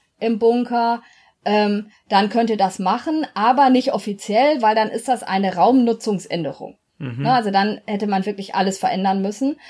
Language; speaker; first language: German; native; German